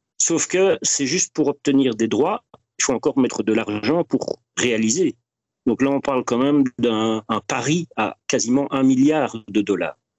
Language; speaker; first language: French; native; French